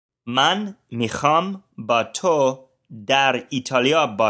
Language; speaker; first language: Persian; non-native, learner; English